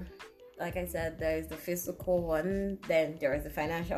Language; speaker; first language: English; non-native, local second language; Igbo